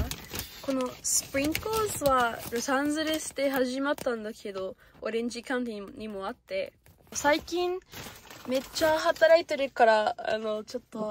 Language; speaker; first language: Japanese; non-native, fluent; English